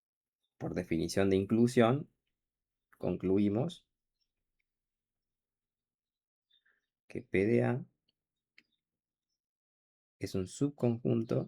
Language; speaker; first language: Spanish; native; Spanish